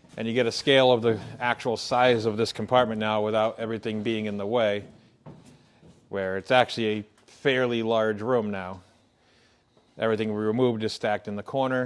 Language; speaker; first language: English; native; English